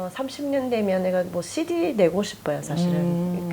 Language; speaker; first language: Korean; non-native, fluent; English